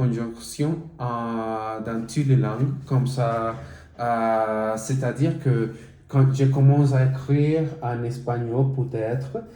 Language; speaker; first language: French; non-native, learner; Spanish